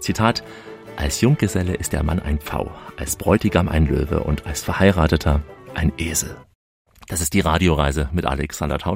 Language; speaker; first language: German; native; German